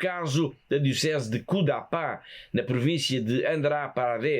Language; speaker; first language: Portuguese; native; Portuguese